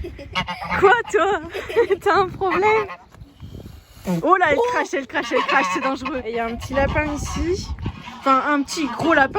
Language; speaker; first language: French; native; French